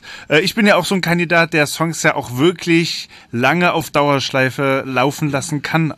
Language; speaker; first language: German; native; German